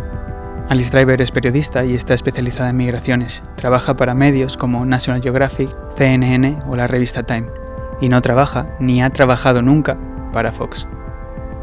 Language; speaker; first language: Spanish; native; Spanish